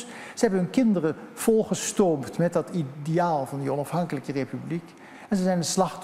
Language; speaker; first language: Dutch; native; Dutch